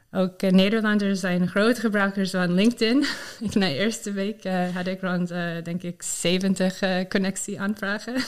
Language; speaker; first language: Dutch; non-native, learner; English